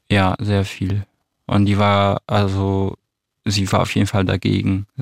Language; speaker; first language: German; non-native, fluent; Arabic